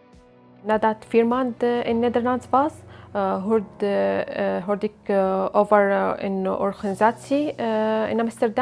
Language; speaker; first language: Dutch; non-native, learner; Arabic